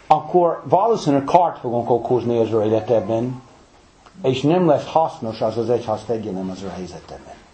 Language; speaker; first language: Hungarian; non-native, fluent; English